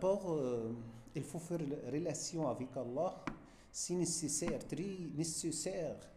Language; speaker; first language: French; non-native, fluent; Arabic